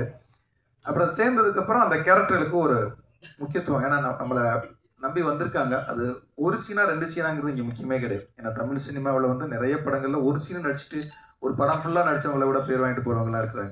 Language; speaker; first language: Tamil; native; Tamil